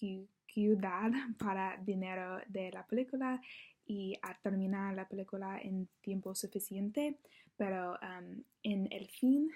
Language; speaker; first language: Spanish; non-native, learner; English